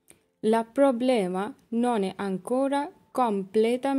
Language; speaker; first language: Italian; non-native, learner; Bangla